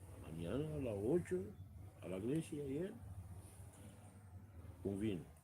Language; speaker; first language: Spanish; non-native, learner; Romanian